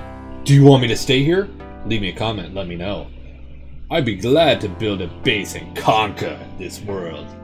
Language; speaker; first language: English; native; English